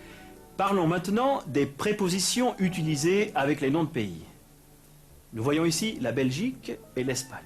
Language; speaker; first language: French; native; French